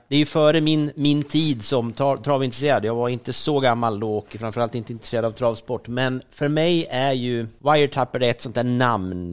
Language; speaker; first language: Swedish; native; Swedish